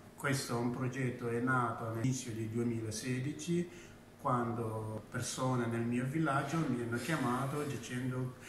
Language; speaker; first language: Italian; non-native, learner; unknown